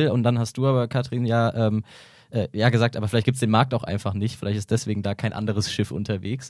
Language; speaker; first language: German; native; German